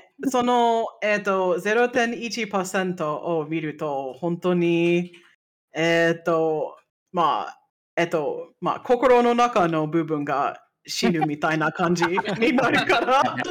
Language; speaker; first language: Japanese; non-native, fluent; English